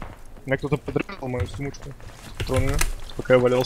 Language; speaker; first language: Russian; native; Russian